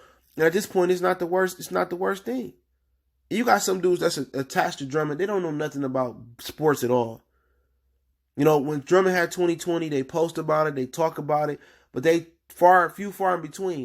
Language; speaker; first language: English; native; English